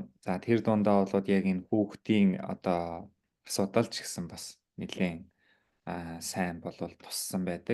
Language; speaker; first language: Mongolian; native; Mongolian